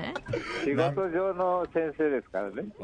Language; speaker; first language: Japanese; non-native, learner; Vietnamese